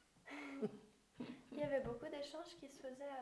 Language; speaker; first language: French; native; French